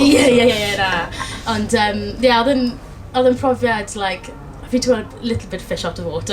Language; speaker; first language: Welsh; non-native, local second language; English